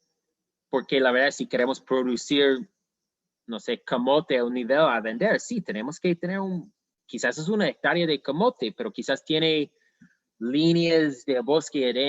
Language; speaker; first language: Spanish; non-native, fluent; English